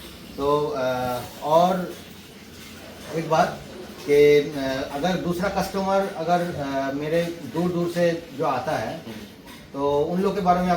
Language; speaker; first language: Hindi; non-native, local second language; Bangla